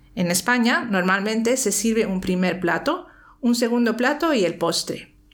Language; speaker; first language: Spanish; native; Spanish